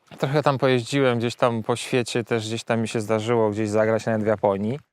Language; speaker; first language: Polish; native; Polish